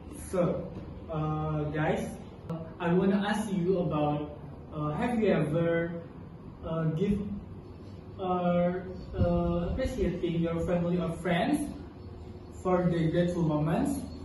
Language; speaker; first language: English; non-native, learner; Indonesian